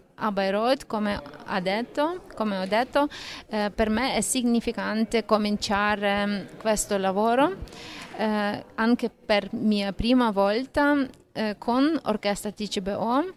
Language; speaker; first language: Italian; non-native, fluent; Ukrainian